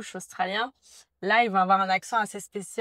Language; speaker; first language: French; native; French